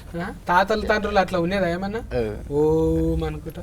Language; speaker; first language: Telugu; native; Telugu